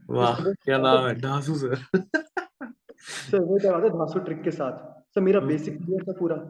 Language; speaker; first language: Hindi; native; Hindi